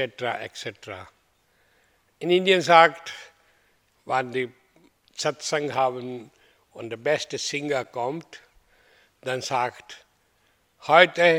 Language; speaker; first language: German; non-native, learner; Hindi